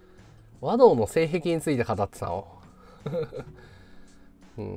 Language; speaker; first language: Japanese; native; Japanese